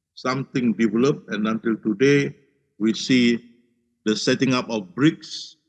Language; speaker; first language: English; non-native, local second language; Malay